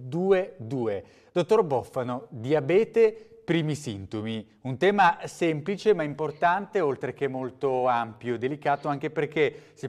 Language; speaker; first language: Italian; native; Italian